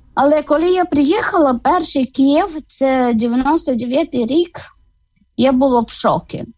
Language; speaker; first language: Ukrainian; non-native, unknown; Malayalam